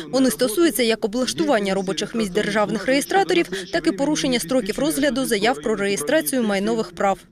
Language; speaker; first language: Ukrainian; native; Ukrainian